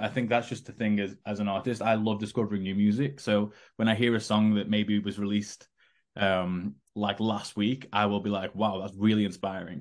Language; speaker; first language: English; native; English